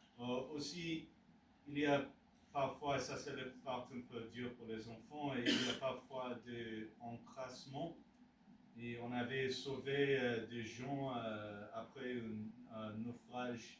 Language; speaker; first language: French; non-native, learner; English